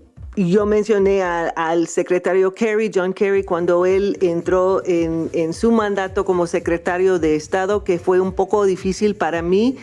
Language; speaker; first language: Spanish; non-native, fluent; English